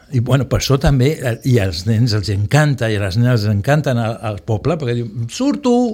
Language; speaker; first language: Catalan; native; Catalan